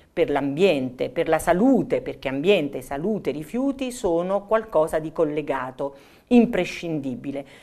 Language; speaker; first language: Italian; native; Italian